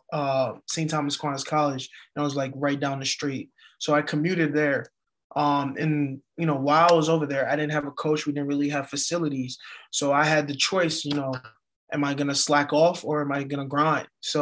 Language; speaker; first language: English; early bilingual, other home language; Haitian Creole